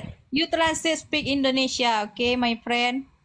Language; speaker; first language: English; non-native, learner; Indonesian